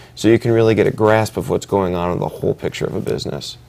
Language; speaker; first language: English; native; English